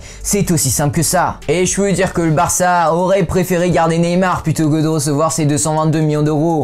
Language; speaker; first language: French; native; French